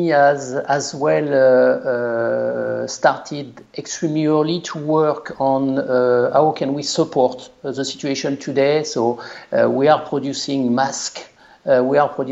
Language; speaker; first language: English; non-native, fluent; French